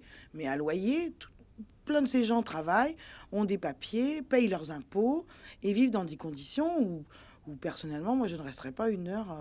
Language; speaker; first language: French; native; French